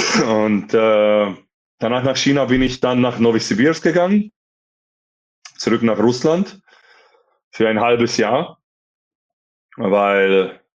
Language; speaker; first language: German; non-native, fluent; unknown